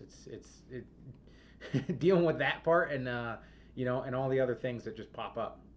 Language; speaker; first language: English; native; English